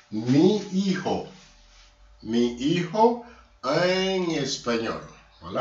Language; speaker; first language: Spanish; non-native, learner; Haitian Creole